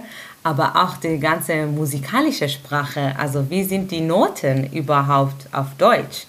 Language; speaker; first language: German; non-native, fluent; Hebrew